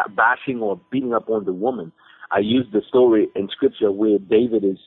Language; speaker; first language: English; native; English